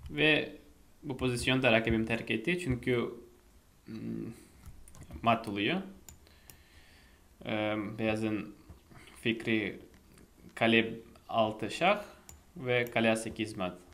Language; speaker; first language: Turkish; non-native, fluent; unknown